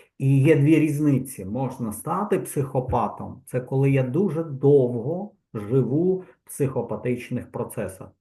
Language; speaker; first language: Ukrainian; non-native, local second language; Russian